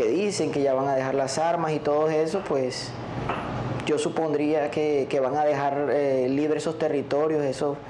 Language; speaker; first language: Spanish; native; Spanish